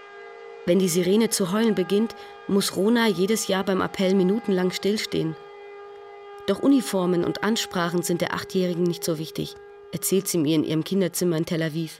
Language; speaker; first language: German; native; German